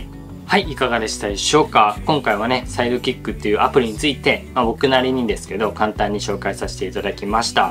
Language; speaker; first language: Japanese; native; Japanese